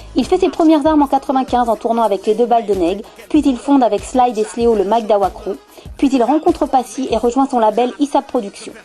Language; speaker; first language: French; native; French